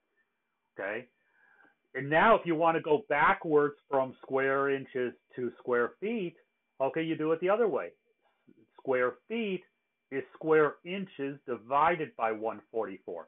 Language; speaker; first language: English; native; English